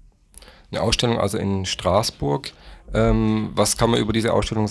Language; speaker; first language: German; native; German